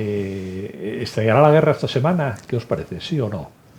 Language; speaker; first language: Spanish; native; Spanish